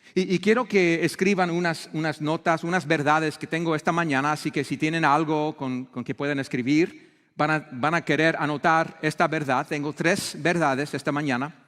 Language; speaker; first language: Spanish; non-native, fluent; English